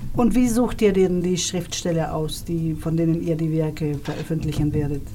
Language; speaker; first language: German; non-native, fluent; Spanish